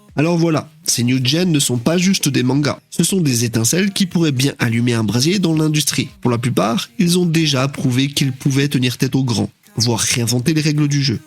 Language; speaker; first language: French; native; French